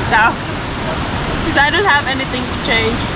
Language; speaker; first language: English; non-native, fluent; Finnish